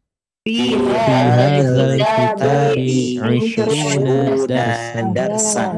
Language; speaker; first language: Arabic; non-native, learner; Indonesian